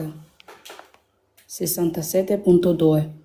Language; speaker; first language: Italian; non-native, learner; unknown